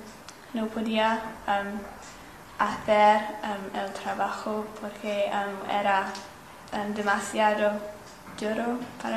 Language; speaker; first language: Spanish; non-native, learner; English